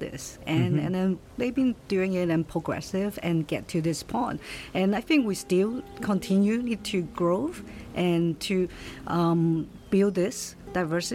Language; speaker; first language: English; native; English